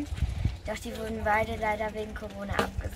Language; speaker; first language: German; native; German